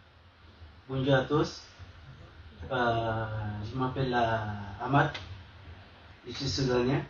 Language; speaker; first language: French; non-native, learner; Arabic